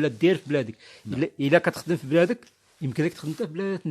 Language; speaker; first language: Arabic; native; Arabic